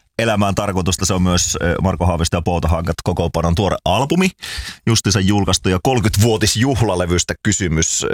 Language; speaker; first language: Finnish; native; Finnish